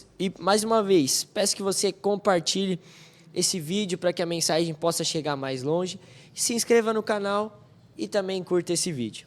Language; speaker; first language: Portuguese; native; Portuguese